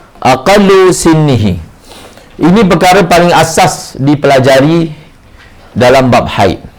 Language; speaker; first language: Malay; native; Malay